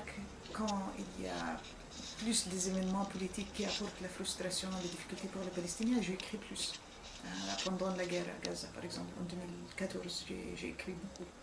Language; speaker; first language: French; non-native, fluent; Arabic